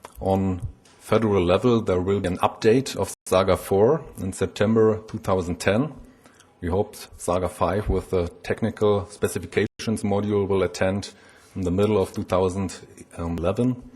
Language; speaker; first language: English; non-native, fluent; German